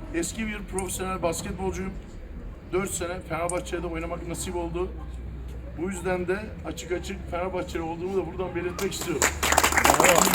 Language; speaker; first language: Turkish; early bilingual, heritage; Turkish